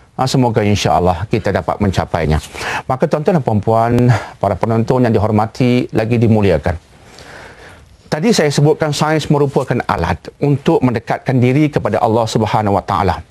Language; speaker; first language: Malay; native; Malay